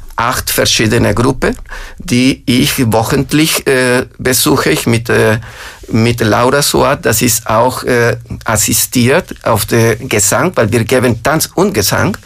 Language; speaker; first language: German; non-native, fluent; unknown